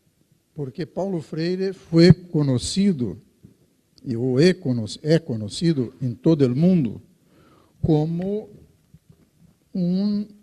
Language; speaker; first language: Spanish; non-native, fluent; Portuguese